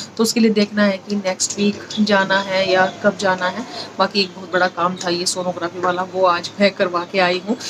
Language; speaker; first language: Hindi; native; Hindi